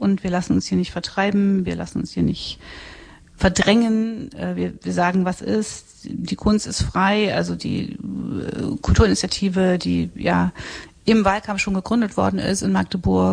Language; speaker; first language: German; native; German